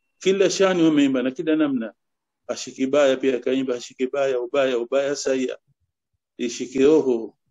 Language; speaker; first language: Swahili; native; Swahili